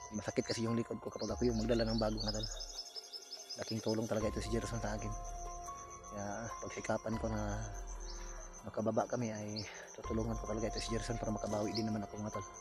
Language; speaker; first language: Filipino; non-native, local second language; Cebuano